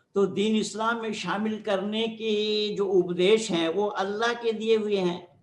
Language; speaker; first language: Hindi; non-native, local second language; Bangla